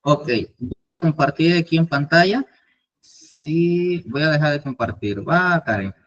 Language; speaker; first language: Spanish; native; Spanish